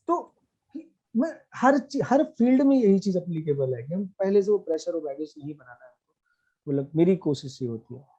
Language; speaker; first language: Hindi; native; Hindi